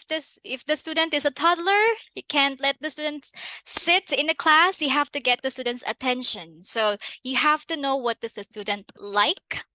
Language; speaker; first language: English; non-native, fluent; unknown